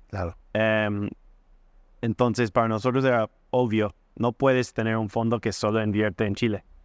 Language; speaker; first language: Spanish; non-native, fluent; English